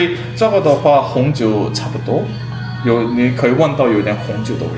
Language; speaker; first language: Chinese; non-native, fluent; Korean